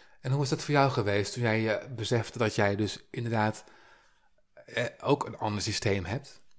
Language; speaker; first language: Dutch; native; Dutch